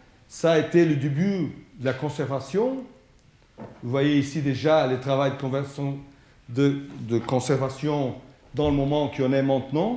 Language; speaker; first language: French; non-native, fluent; Portuguese